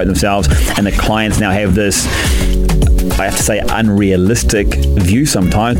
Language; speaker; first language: English; native; English